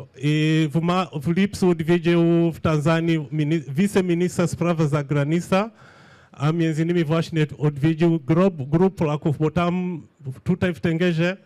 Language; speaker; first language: Polish; non-native, fluent; Swahili